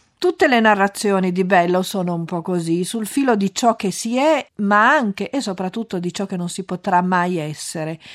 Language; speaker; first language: Italian; native; Italian